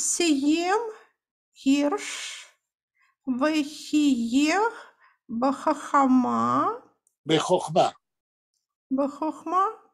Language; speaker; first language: Hebrew; non-native, fluent; Russian